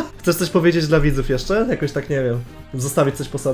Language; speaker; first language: Polish; native; Polish